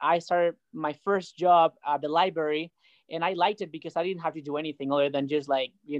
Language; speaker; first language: English; non-native, fluent; Spanish